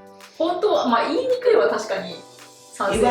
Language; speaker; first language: Japanese; native; Japanese